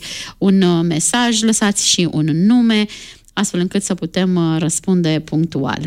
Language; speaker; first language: Romanian; native; Romanian